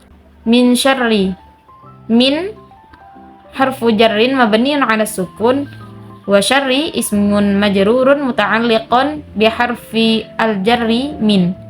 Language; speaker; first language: Arabic; non-native, learner; Indonesian